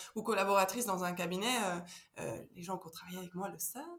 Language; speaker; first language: French; early bilingual, heritage; Spanish